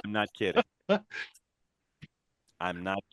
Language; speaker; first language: English; native; English